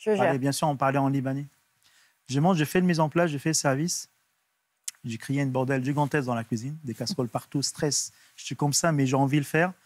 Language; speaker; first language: French; non-native, local second language; Arabic